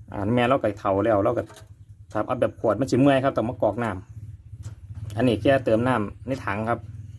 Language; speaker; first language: Thai; native; Thai